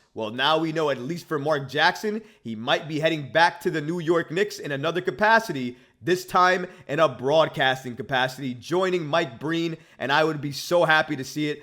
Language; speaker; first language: English; native; English